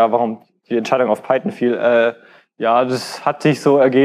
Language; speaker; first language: German; native; German